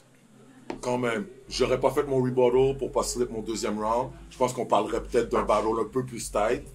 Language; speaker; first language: French; native; French